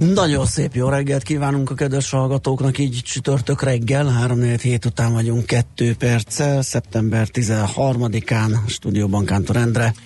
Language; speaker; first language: Hungarian; early bilingual, heritage; Hungarian